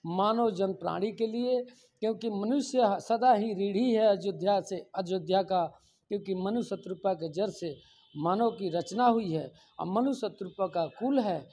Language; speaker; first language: Hindi; native; Hindi